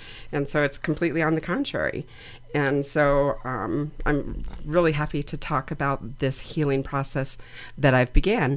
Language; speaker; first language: English; native; English